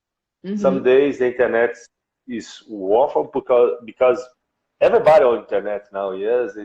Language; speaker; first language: English; non-native, learner; Portuguese